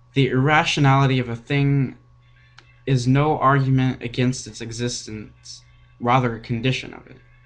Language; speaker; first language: English; native; English